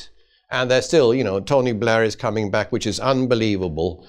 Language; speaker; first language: English; non-native, fluent; Swedish